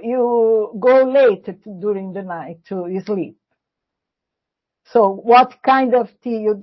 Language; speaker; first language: English; non-native, learner; Portuguese